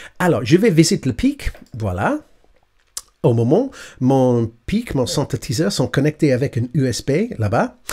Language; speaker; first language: French; non-native, learner; English